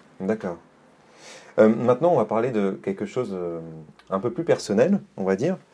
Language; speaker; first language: French; native; French